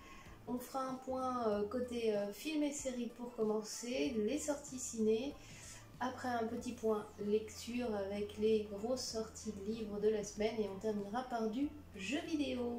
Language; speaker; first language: French; native; French